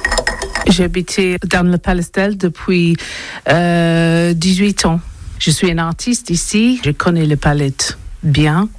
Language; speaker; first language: French; non-native, learner; English